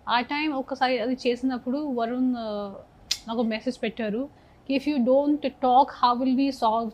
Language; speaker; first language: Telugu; non-native, fluent; Hindi